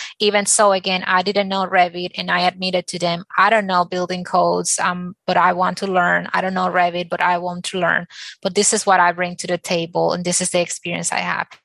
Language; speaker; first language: English; non-native, fluent; Spanish